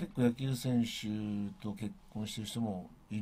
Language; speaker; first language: Japanese; native; Japanese